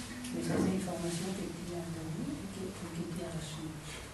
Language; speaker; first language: French; non-native, fluent; Spanish